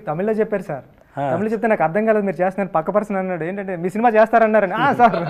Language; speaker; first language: Telugu; native; Telugu